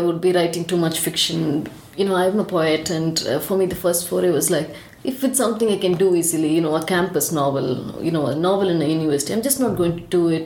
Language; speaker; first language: English; non-native, local second language; Tamil